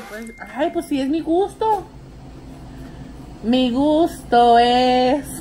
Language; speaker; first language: Spanish; early bilingual, heritage; Spanish